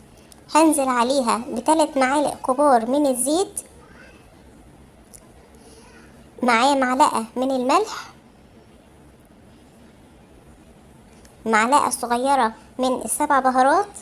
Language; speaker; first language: Arabic; native; Arabic